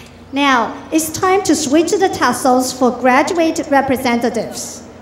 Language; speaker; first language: English; non-native, fluent; Chinese